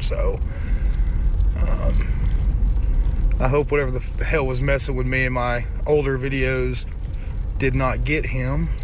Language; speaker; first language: English; native; English